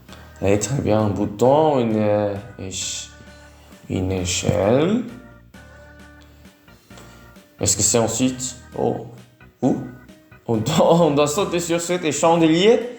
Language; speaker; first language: French; non-native, learner; Vietnamese